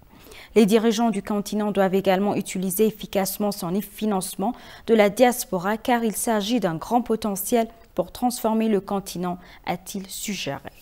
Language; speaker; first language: French; non-native, fluent; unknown